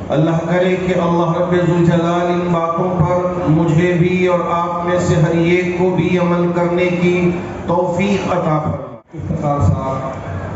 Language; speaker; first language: Urdu; native; Urdu